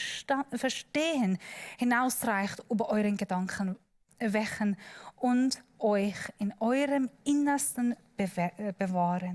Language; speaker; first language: German; non-native, learner; Persian